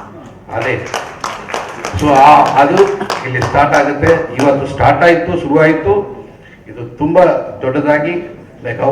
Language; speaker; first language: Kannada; non-native, learner; Tamil